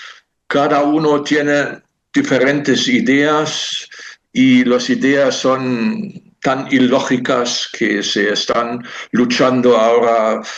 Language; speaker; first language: Spanish; non-native, fluent; German